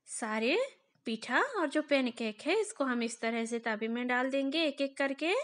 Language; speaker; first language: Hindi; non-native, local second language; Bangla